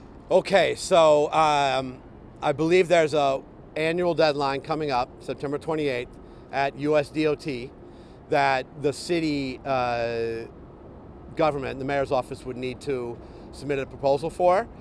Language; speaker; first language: English; native; English